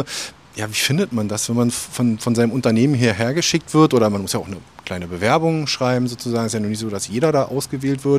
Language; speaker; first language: German; native; German